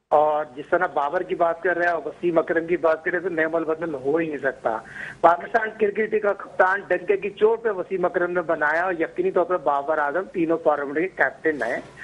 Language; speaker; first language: Urdu; native; Urdu